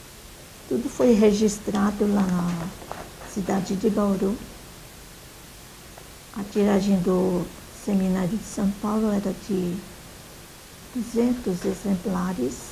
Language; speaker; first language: Portuguese; early bilingual, other home language; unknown